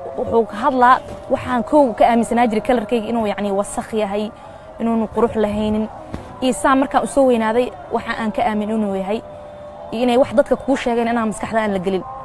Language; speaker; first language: Somali; early bilingual, heritage; Somali